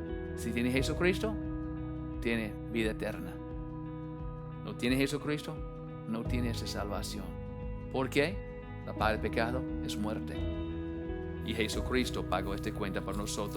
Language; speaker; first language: Spanish; non-native, fluent; English